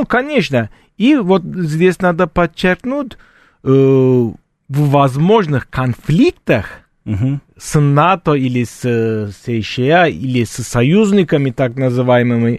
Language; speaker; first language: Russian; non-native, fluent; Turkish